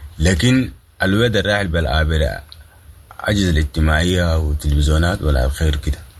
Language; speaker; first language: Arabic; non-native, local second language; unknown